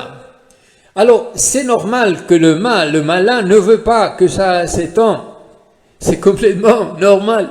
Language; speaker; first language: French; non-native, fluent; Spanish